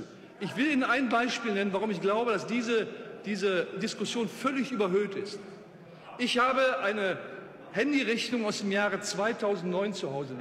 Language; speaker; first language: German; native; German